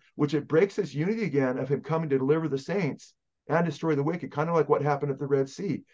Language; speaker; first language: English; native; English